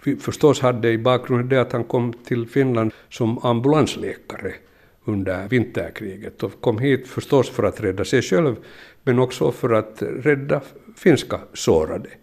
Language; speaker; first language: Swedish; native; Swedish